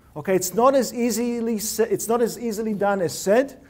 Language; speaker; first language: English; early bilingual, other home language; Russian